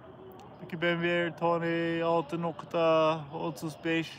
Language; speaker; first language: Turkish; non-native, learner; English